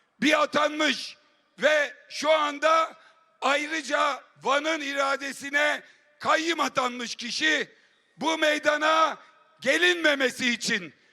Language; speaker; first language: Turkish; native; Turkish